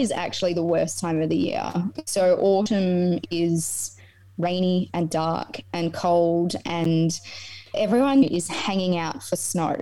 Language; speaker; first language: English; native; English